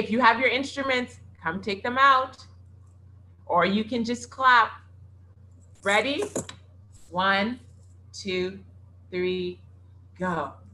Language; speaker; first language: English; early bilingual, other home language; French